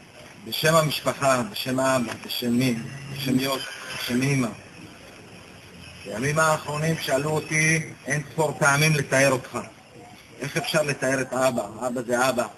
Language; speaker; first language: Hebrew; early bilingual, other home language; Romanian